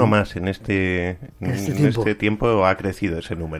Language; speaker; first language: Spanish; native; Spanish